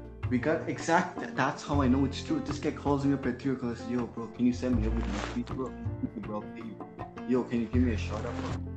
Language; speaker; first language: English; early bilingual, other home language; Punjabi